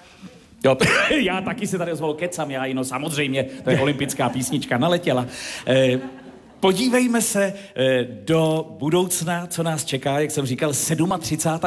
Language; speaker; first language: Czech; native; Czech